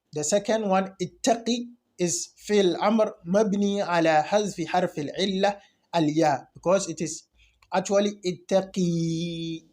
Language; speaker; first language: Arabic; non-native, fluent; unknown